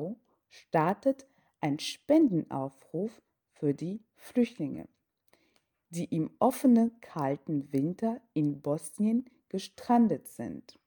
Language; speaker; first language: German; non-native, fluent; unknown